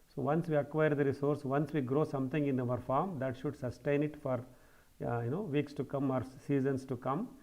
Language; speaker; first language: English; non-native, local second language; Kannada